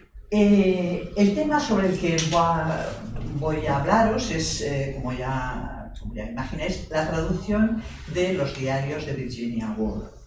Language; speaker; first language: Spanish; native; Spanish